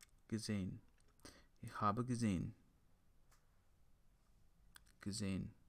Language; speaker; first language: German; non-native, learner; English